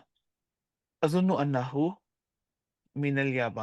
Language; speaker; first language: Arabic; non-native, learner; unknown